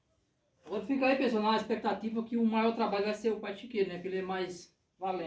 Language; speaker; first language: Portuguese; native; Portuguese